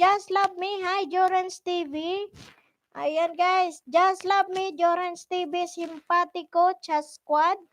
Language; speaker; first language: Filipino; non-native, local second language; Bikol